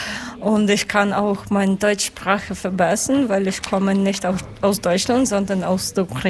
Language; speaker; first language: German; non-native, learner; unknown